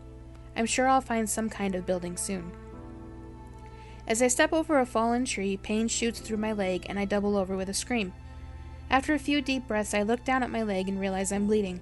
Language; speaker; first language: English; native; English